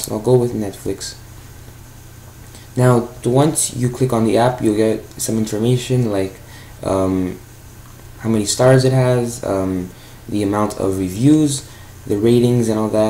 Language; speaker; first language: English; native; English